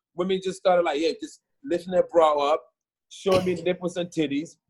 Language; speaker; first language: English; native; English